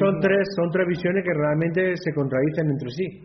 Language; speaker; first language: Spanish; native; Spanish